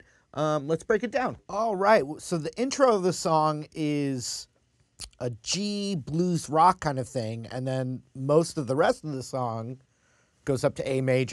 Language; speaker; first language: English; native; English